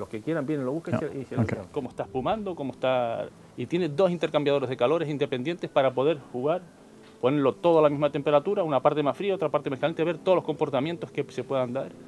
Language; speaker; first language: Spanish; native; Spanish